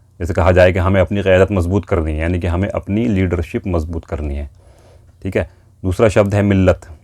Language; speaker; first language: Urdu; native; Urdu